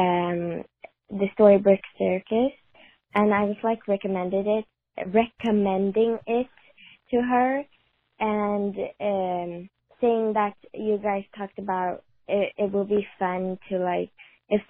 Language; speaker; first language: English; non-native, fluent; Swedish